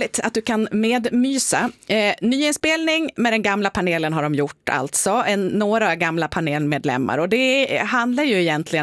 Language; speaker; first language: Swedish; native; Swedish